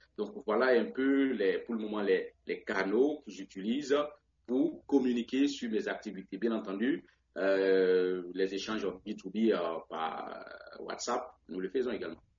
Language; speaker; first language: French; non-native, local second language; Baoulé